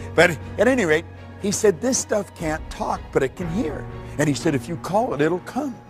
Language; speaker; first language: English; native; English